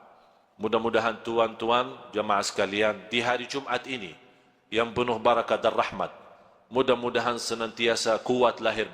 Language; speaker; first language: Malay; non-native, fluent; Arabic